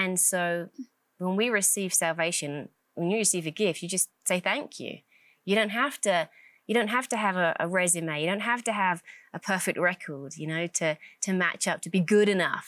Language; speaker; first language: English; native; English